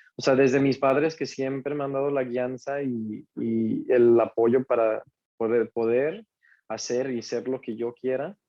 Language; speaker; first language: Spanish; native; Spanish